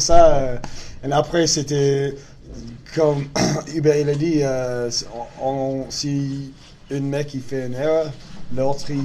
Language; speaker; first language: French; non-native, learner; English